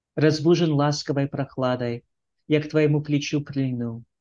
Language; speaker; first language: Russian; early bilingual, heritage; Russian